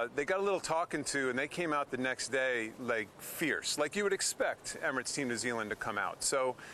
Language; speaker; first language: English; native; English